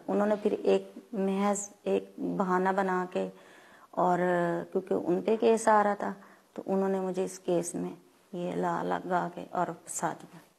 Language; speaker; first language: Urdu; non-native, local second language; Punjabi